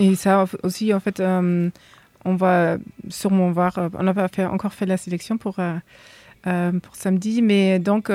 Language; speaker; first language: French; non-native, fluent; German